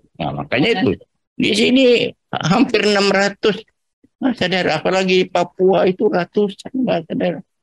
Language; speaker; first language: Indonesian; non-native, local second language; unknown